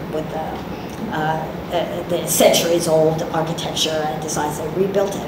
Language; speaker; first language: English; native; English